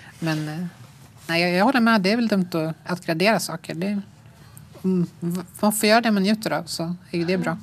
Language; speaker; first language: Swedish; native; Swedish